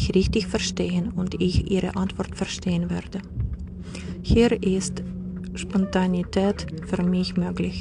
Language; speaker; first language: German; non-native, fluent; Ukrainian